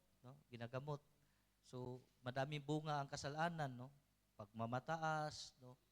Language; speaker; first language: Filipino; non-native, local second language; Cebuano